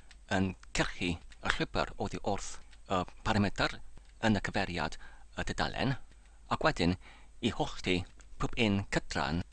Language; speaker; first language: Welsh; non-native, learner; English